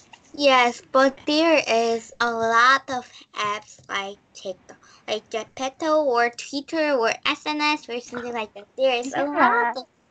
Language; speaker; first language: English; non-native, learner; Korean